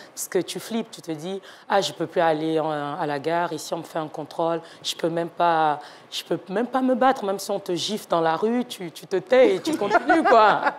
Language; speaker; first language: French; non-native, local second language; Yoruba